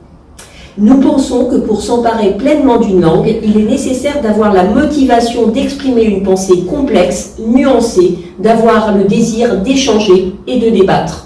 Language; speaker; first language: French; native; French